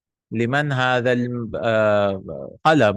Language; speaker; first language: Arabic; non-native, fluent; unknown